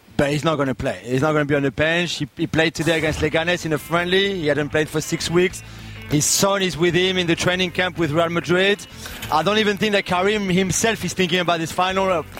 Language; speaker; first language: English; non-native, fluent; Spanish